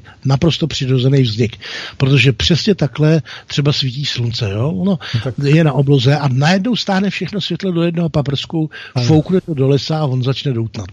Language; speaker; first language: Czech; native; Czech